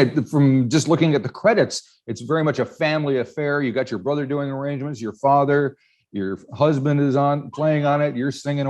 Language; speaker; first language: English; native; English